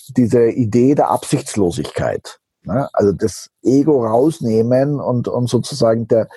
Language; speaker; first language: German; native; German